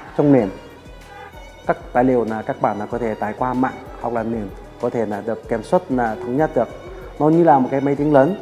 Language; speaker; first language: Vietnamese; non-native, fluent; Chinese